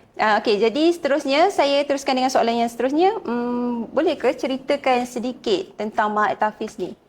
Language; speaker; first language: Malay; native; Malay